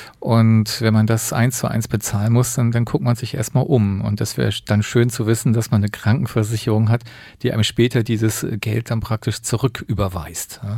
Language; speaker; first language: German; native; German